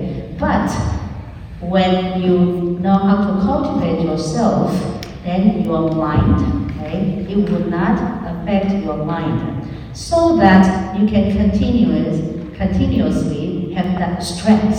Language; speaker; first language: English; non-native, fluent; Chinese